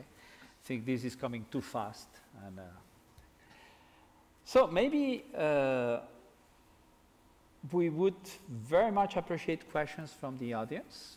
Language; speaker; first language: English; non-native, fluent; Catalan